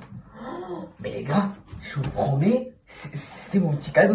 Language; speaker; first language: French; native; French